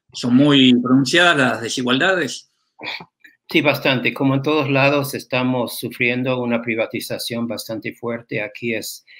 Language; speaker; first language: Spanish; non-native, fluent; English